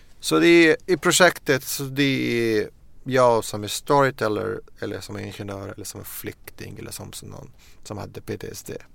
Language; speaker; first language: Swedish; non-native, fluent; Arabic